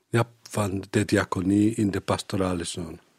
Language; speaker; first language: Dutch; non-native, learner; Spanish